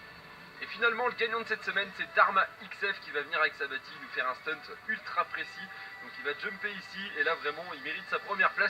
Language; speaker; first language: French; native; French